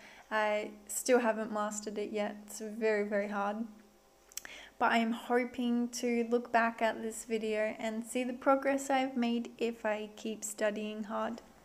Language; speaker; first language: English; native; English